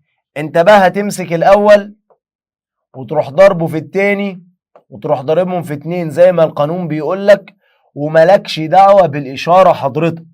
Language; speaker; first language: Arabic; native; Arabic